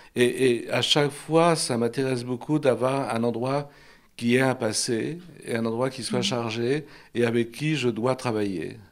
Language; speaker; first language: French; native; French